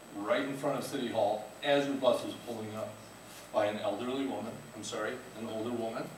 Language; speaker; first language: English; native; English